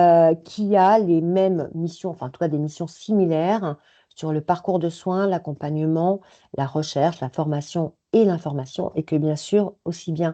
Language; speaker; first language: French; native; French